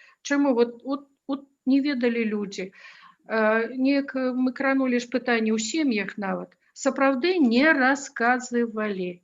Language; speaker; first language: Belarusian; non-native, local second language; Russian